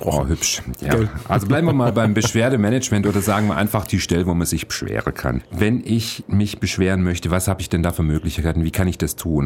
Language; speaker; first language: German; native; German